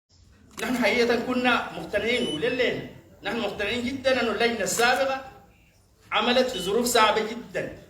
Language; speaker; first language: Arabic; native; Arabic